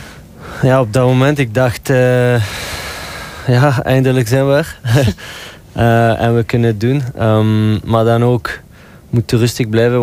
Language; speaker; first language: Dutch; non-native, local second language; French